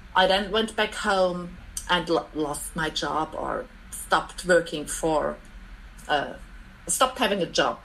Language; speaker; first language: English; non-native, fluent; German